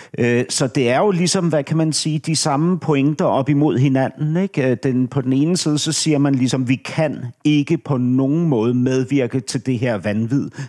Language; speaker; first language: Danish; native; Danish